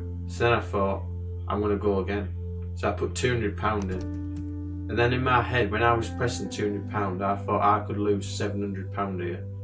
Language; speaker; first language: English; native; English